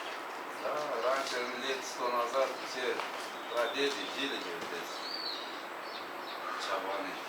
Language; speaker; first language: Russian; non-native, local second language; Kyrgyz